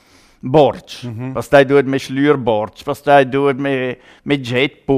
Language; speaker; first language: Albanian; non-native, learner; German